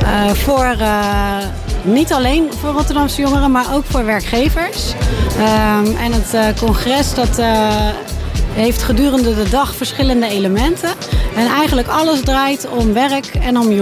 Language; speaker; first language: Dutch; native; Dutch